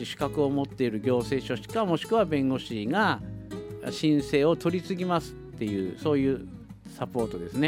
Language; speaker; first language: Japanese; native; Japanese